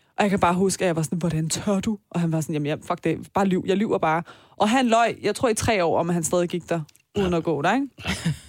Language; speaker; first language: Danish; early bilingual, other home language; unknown